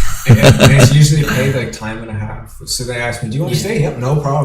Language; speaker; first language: English; native; English